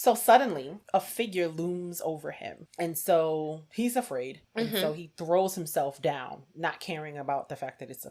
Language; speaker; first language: English; native; English